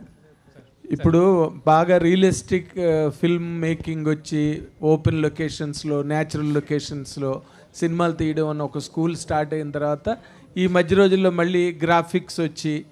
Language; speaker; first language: Telugu; native; Telugu